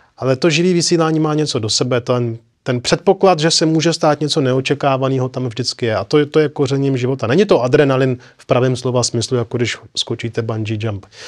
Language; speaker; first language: Czech; native; Czech